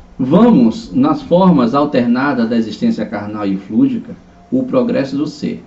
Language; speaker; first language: Portuguese; native; Portuguese